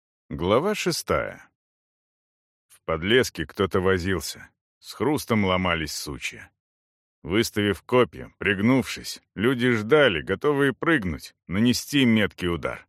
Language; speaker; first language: Russian; native; Russian